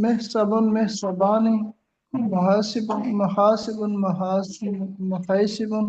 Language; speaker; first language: Arabic; non-native, learner; Urdu